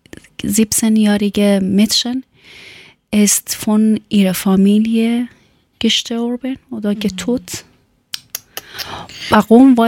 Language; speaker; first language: German; non-native, learner; Persian